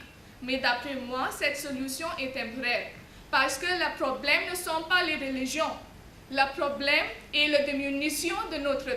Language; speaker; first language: French; non-native, fluent; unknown